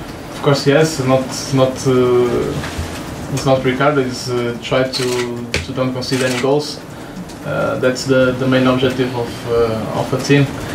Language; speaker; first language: English; non-native, fluent; Portuguese